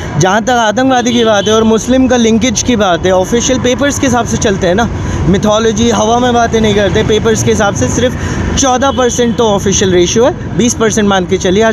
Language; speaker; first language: Hindi; non-native, local second language; Manipuri